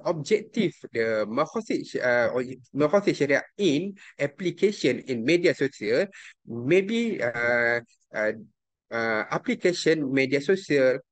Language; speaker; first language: English; non-native, local second language; Malay